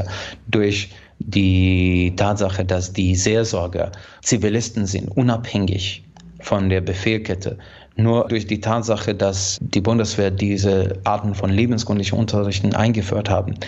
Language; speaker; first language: German; non-native, fluent; Hungarian